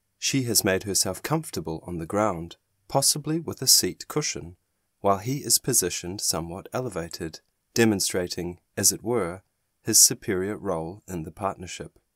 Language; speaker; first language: English; non-native, fluent; German